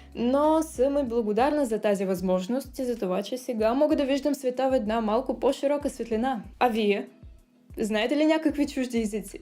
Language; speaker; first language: Bulgarian; early bilingual, other home language; Russian